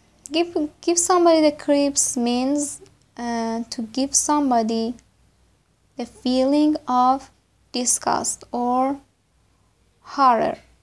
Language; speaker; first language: English; non-native, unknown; Persian